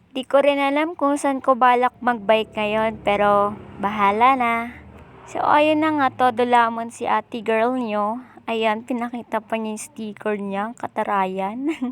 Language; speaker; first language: Filipino; non-native, local second language; Bikol